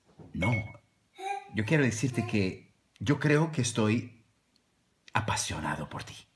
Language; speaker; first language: Spanish; non-native, learner; Portuguese